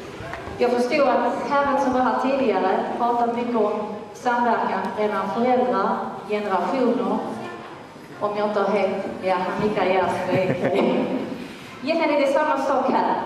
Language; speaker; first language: Swedish; non-native, fluent; Italian